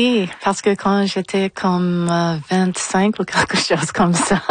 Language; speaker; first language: French; non-native, local second language; English